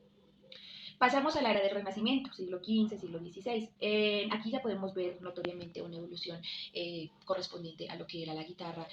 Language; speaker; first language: Spanish; native; Spanish